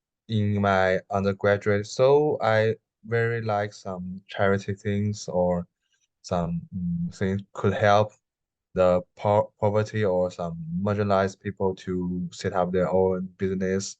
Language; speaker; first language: English; non-native, learner; Chinese